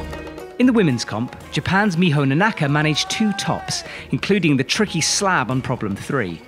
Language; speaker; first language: English; native; English